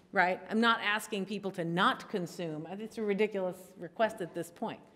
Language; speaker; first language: English; native; English